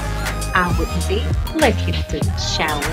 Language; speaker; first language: English; native; English